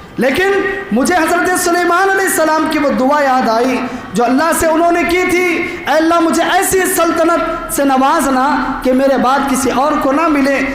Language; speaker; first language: Urdu; native; Urdu